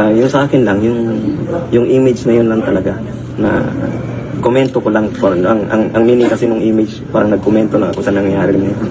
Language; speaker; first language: Filipino; non-native, local second language; Cebuano